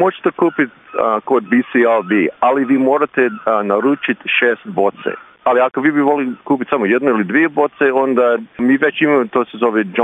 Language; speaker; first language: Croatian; early bilingual, heritage; Croatian